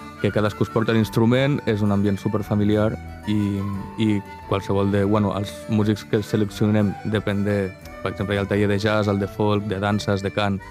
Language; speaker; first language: Catalan; non-native, local second language; Spanish